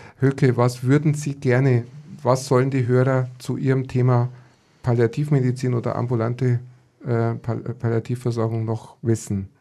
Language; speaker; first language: German; native; German